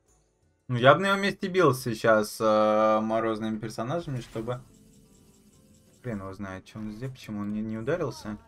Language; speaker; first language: Russian; native; Russian